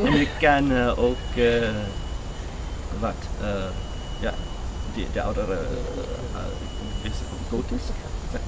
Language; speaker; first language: Dutch; non-native, learner; English